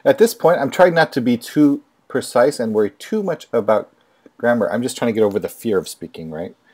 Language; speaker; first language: English; native; English